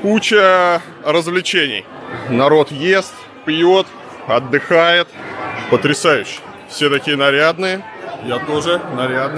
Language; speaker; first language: Russian; native; Russian